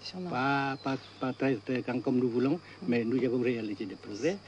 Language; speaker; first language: French; non-native, fluent; Vietnamese